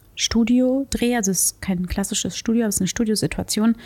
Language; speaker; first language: German; early bilingual, other home language; Portuguese